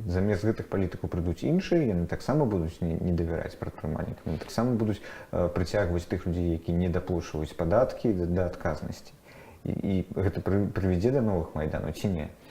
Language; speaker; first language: Belarusian; non-native, fluent; Russian